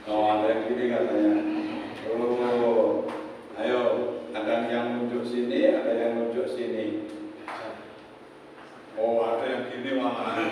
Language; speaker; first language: Indonesian; non-native, local second language; Javanese